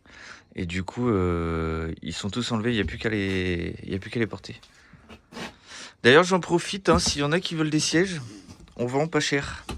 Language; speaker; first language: French; native; French